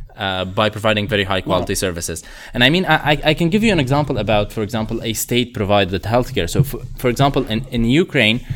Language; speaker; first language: English; non-native, fluent; Arabic